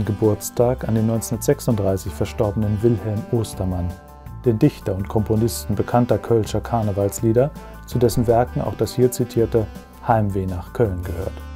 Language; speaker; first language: German; native; German